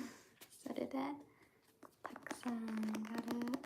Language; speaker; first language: Japanese; non-native, learner; English